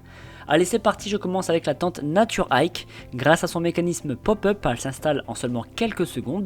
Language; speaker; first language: French; native; French